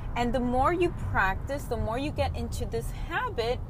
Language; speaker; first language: English; early bilingual, other home language; Spanish